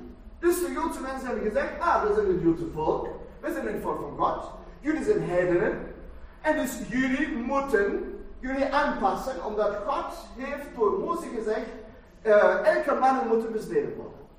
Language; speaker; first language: Dutch; non-native, fluent; German